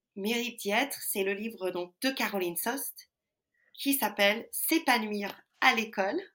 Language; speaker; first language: French; non-native, fluent; English